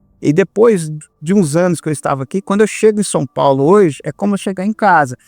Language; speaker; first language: Portuguese; native; Portuguese